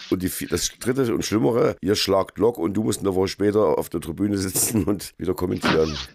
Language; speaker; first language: German; native; German